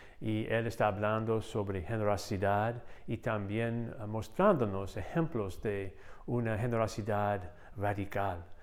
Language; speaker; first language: Spanish; non-native, fluent; English